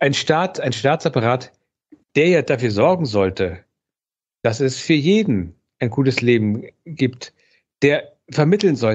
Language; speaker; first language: German; native; German